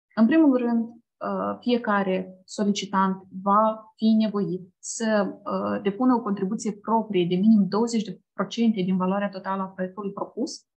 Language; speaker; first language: Romanian; native; Romanian